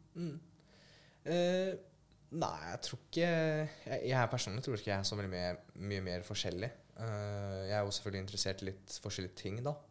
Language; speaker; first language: Norwegian; early bilingual, other home language; Polish